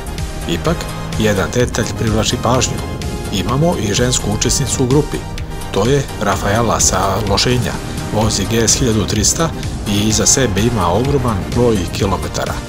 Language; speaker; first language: Croatian; native; Croatian